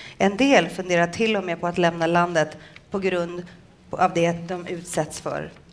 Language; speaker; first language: Swedish; native; Swedish